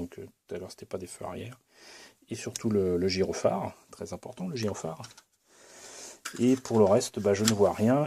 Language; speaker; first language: French; native; French